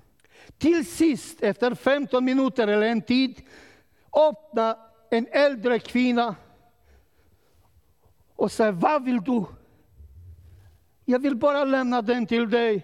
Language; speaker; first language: Swedish; non-native, learner; Romanian